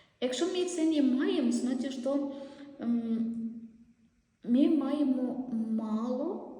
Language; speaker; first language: Ukrainian; non-native, learner; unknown